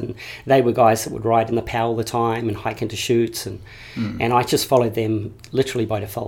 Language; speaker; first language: English; native; English